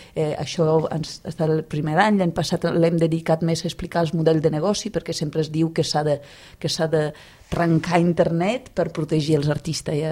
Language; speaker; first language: Catalan; non-native, fluent; Italian